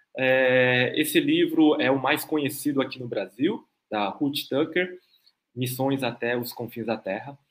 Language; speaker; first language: Portuguese; non-native, fluent; Korean